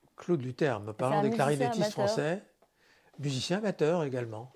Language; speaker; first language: French; native; French